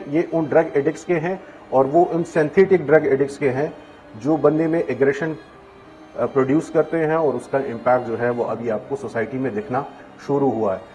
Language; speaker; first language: Urdu; non-native, local second language; Pashto